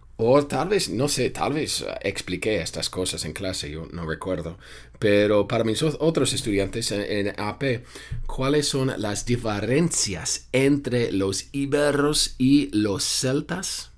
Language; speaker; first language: Spanish; non-native, fluent; English